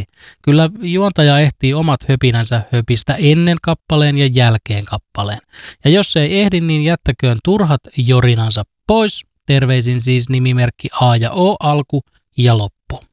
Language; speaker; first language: Finnish; native; Finnish